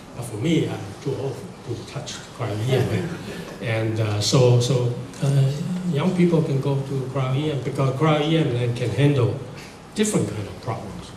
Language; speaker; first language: English; non-native, fluent; Chinese